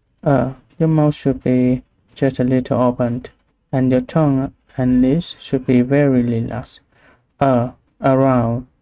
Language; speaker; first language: English; non-native, learner; Vietnamese